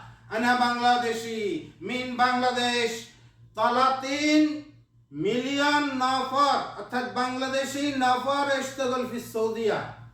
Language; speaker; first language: Arabic; non-native, learner; Bangla